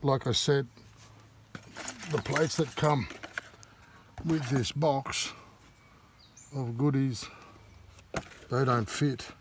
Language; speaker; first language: English; native; English